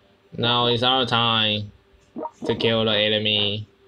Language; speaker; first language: English; non-native, learner; Chinese